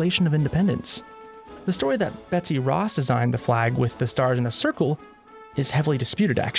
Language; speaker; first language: English; native; English